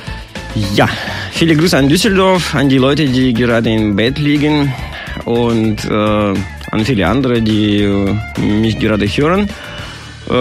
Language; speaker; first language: German; non-native, fluent; Russian